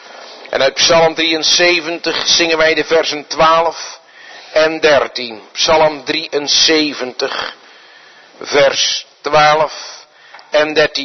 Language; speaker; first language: Dutch; native; Dutch